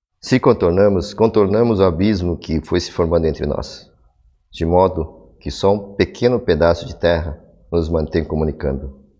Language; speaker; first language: Portuguese; early bilingual, other home language; Korean